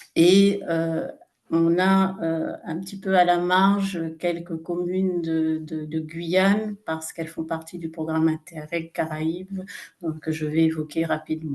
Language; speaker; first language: French; native; French